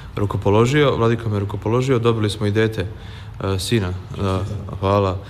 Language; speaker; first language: Serbian; native; Serbian